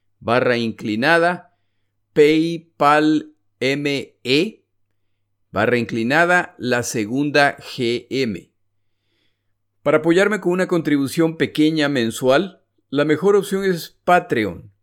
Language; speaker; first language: Spanish; native; Spanish